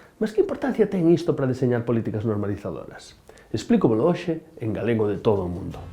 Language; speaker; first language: Galician; native; Galician